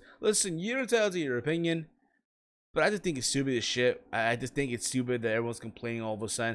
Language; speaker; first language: English; native; English